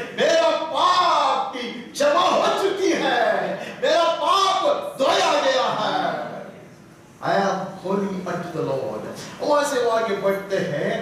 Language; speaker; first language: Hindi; non-native, local second language; Telugu